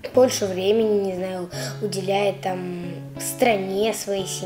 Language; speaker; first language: Russian; native; Russian